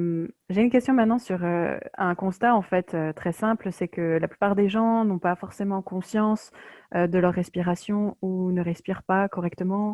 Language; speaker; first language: French; native; French